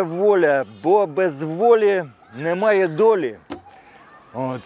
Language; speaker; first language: Ukrainian; native; Ukrainian